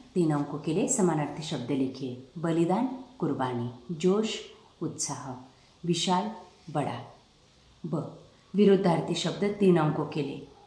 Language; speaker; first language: Hindi; non-native, local second language; Marathi